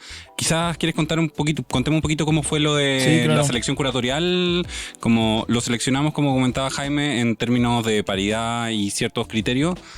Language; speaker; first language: Spanish; native; Spanish